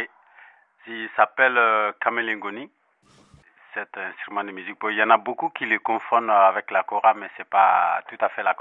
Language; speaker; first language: French; non-native, local second language; Bambara